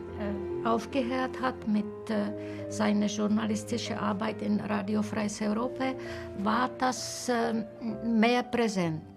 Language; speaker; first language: German; non-native, fluent; Czech